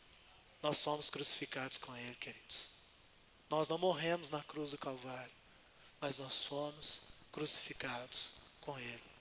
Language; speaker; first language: Portuguese; native; Portuguese